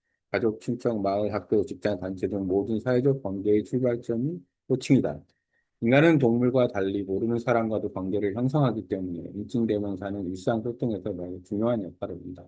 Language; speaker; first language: Korean; native; Korean